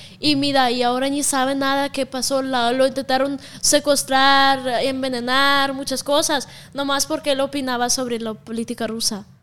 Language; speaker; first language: Spanish; non-native, fluent; Russian